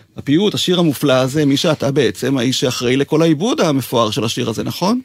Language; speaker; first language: Hebrew; native; Hebrew